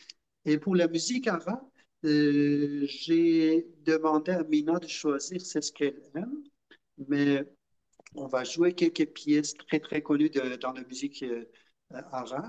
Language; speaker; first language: French; non-native, fluent; Persian